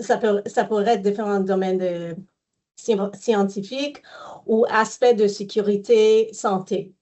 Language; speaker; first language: French; non-native, fluent; English